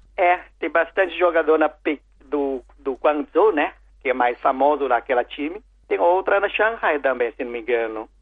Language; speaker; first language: Portuguese; non-native, learner; Chinese